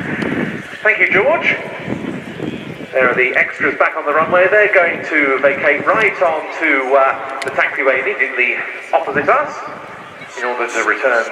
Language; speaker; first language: English; native; English